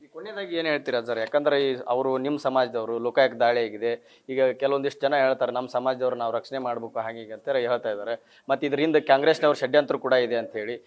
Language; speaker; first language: Kannada; native; Kannada